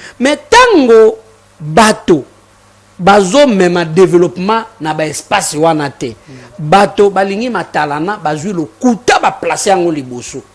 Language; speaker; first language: Lingala; non-native, local second language; Mongo